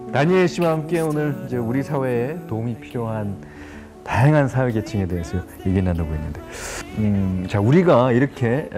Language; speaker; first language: Korean; native; Korean